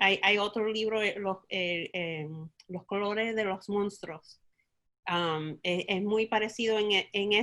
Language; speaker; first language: Spanish; early bilingual, heritage; Spanish